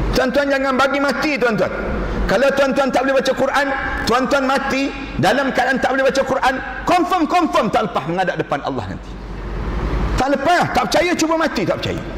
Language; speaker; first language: Malay; native; Malay